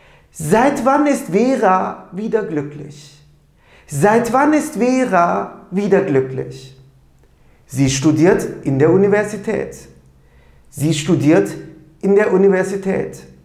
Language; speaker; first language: German; non-native, fluent; Turkish